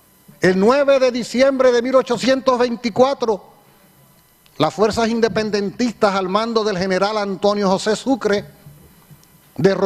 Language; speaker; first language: Spanish; native; Spanish